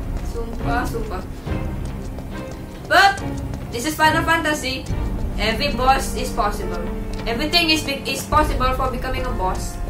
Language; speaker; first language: English; non-native, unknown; Indonesian